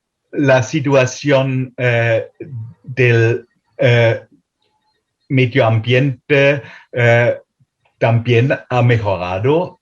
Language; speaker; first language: Spanish; non-native, fluent; German